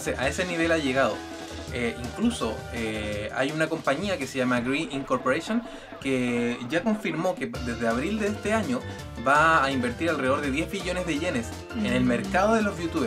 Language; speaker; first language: Spanish; native; Spanish